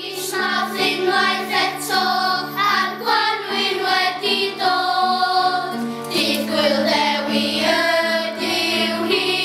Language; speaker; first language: Welsh; native; Welsh